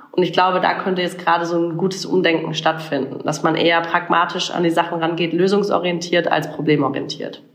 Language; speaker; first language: German; native; German